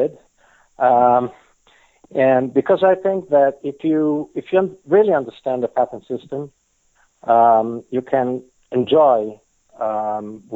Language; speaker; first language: English; non-native, fluent; Italian